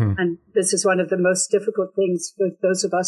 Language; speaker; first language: English; native; English